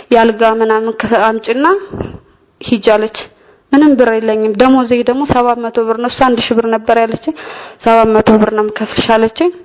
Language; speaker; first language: Amharic; native; Amharic